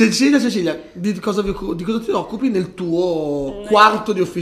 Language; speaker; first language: Italian; native; Italian